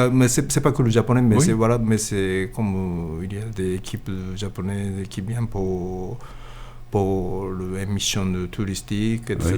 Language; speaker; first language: French; non-native, learner; Japanese